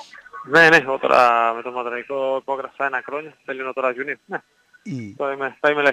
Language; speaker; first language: Greek; non-native, learner; Spanish